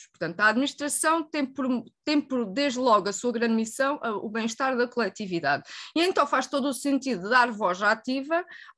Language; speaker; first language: Portuguese; native; Portuguese